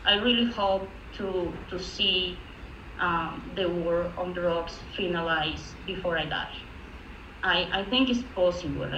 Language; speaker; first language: English; non-native, fluent; Spanish